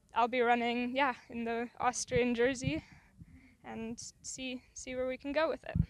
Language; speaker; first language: English; native; English